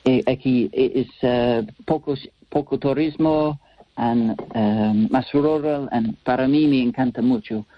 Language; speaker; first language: Spanish; non-native, learner; English